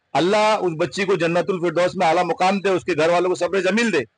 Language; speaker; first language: Hindi; non-native, local second language; Urdu